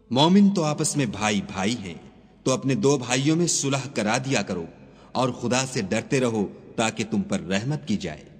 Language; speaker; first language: Urdu; native; Urdu